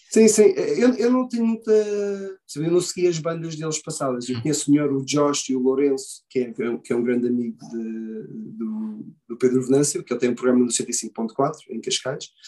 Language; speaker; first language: Portuguese; early bilingual, heritage; Portuguese